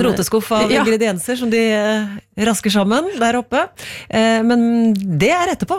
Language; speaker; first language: Norwegian; native; Norwegian